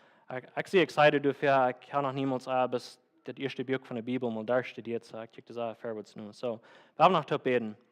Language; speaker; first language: German; non-native, learner; Plautdietsch